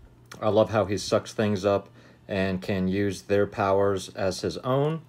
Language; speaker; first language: English; native; English